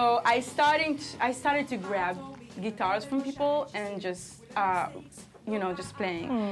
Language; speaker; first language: English; non-native, fluent; Hebrew